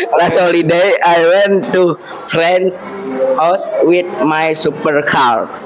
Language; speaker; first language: English; non-native, learner; Indonesian